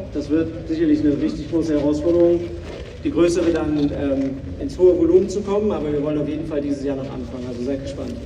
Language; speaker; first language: German; native; German